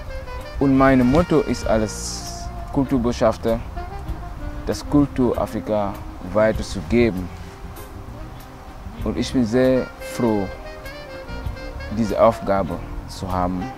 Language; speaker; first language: German; non-native, local second language; Wolof